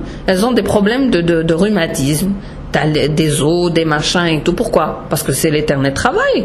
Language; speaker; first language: French; non-native, local second language; Arabic